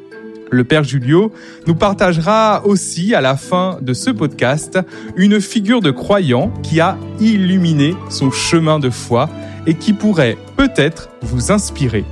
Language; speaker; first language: French; native; French